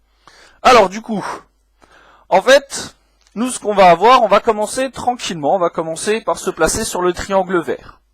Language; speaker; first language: French; native; French